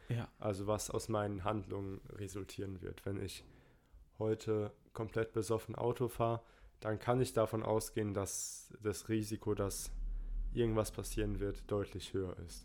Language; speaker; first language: German; early bilingual, other home language; Turkish